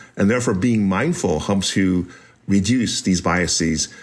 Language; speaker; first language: English; native; English